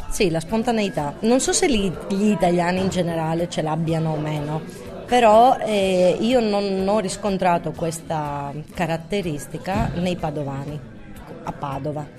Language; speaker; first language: Italian; non-native, fluent; Greek